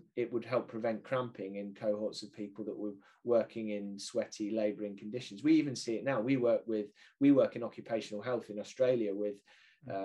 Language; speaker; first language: English; native; English